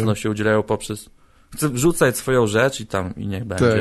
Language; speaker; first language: Polish; native; Polish